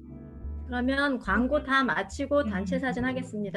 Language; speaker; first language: Korean; native; Korean